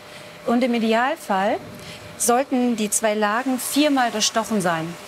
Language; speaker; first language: German; native; German